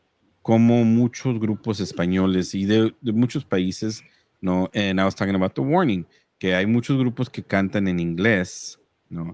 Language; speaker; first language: Spanish; early bilingual, heritage; Spanish